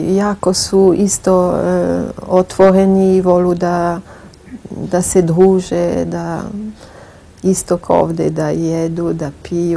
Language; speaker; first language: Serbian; non-native, fluent; French